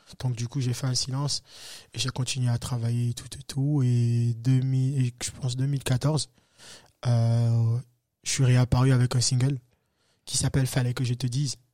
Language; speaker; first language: French; native; French